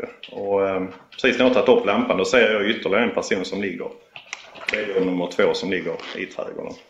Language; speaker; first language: Swedish; native; Swedish